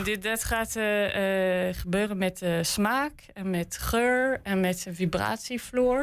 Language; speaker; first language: Dutch; non-native, learner; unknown